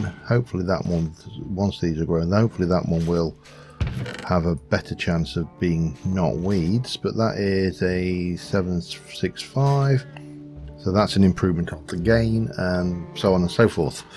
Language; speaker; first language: English; native; English